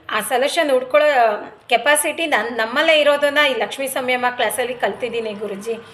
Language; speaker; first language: Kannada; non-native, local second language; Telugu